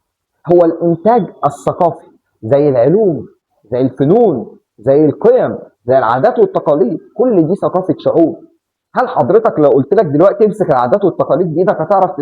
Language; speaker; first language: Arabic; native; Arabic